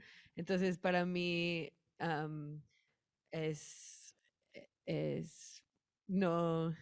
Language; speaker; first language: Spanish; non-native, fluent; English